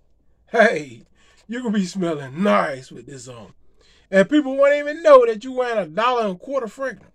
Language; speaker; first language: English; native; English